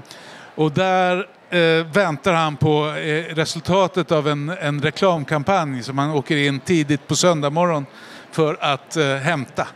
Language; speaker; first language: Swedish; native; Swedish